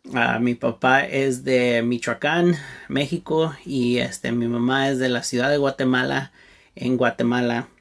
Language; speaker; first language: Spanish; early bilingual, heritage; Spanish